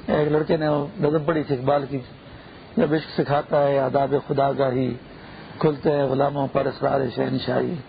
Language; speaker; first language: Urdu; non-native, local second language; Pashto